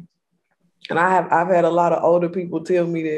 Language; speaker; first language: English; native; English